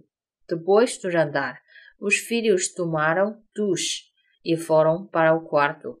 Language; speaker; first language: Portuguese; non-native, fluent; Chinese